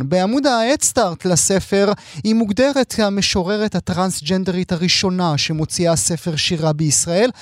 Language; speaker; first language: Hebrew; native; Hebrew